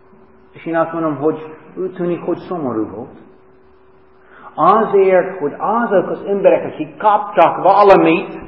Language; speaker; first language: Hungarian; non-native, fluent; English